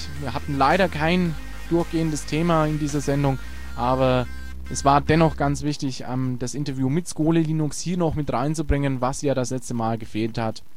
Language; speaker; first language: German; native; German